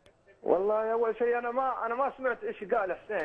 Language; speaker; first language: Arabic; native; Arabic